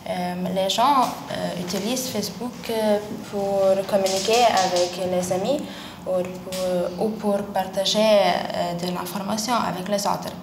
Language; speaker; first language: French; non-native, learner; Lithuanian